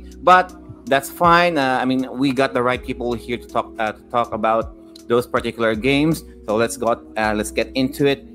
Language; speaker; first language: English; non-native, local second language; Filipino